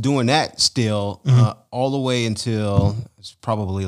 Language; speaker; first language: English; native; English